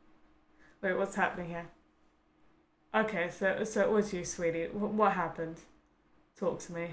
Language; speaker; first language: English; native; English